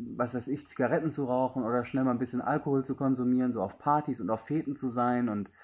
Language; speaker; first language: German; native; German